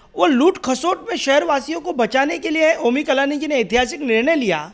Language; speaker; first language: Hindi; non-native, local second language; Marathi